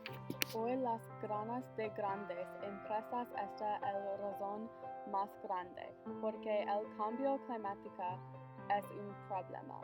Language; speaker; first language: Spanish; non-native, learner; English